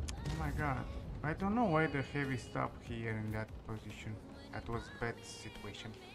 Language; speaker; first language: English; non-native, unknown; Italian